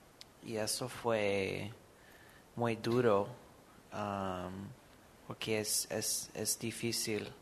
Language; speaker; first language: Spanish; non-native, fluent; English